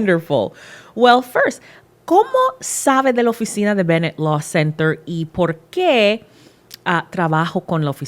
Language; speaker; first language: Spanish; non-native, learner; English